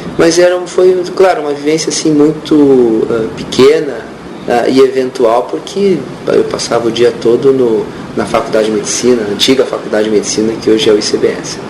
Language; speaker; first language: Portuguese; native; Portuguese